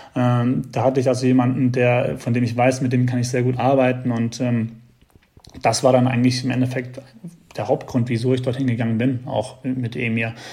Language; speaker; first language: German; native; German